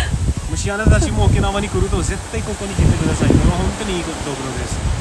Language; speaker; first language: Japanese; non-native, learner; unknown